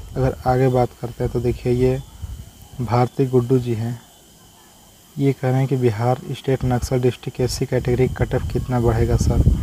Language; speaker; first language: Hindi; native; Hindi